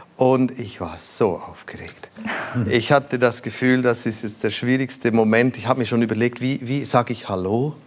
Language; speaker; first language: German; native; German